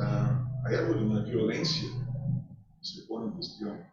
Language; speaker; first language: Spanish; non-native, fluent; Portuguese